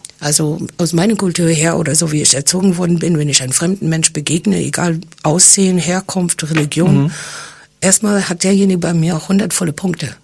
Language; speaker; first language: German; non-native, fluent; English